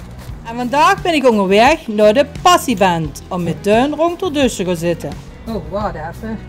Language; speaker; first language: Dutch; native; Dutch